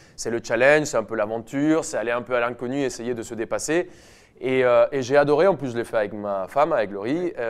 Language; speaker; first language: French; non-native, fluent; Spanish